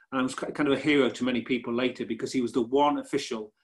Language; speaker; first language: English; native; English